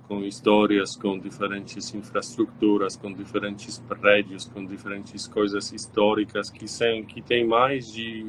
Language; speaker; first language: Portuguese; non-native, learner; Polish